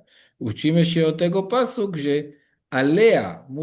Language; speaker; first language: Polish; non-native, learner; Hebrew